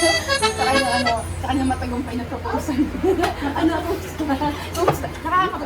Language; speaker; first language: Filipino; native; Filipino